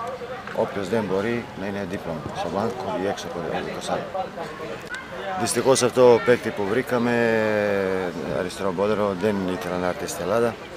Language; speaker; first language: Greek; non-native, learner; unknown